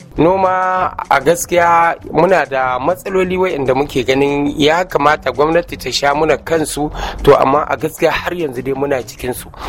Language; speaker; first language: Hausa; native; Hausa